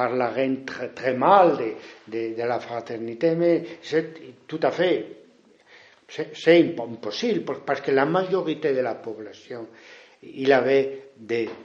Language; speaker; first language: French; non-native, fluent; Spanish